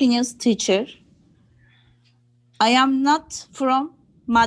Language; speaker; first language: English; non-native, learner; Turkish